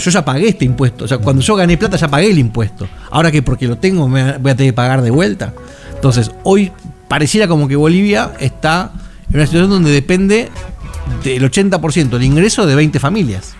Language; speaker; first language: Spanish; native; Spanish